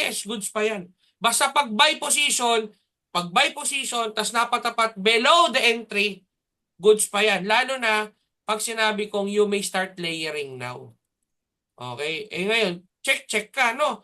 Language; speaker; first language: Filipino; native; Filipino